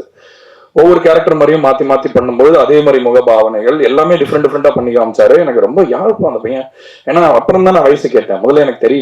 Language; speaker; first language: Tamil; native; Tamil